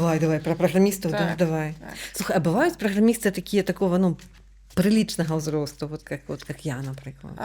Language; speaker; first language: Belarusian; non-native, local second language; Russian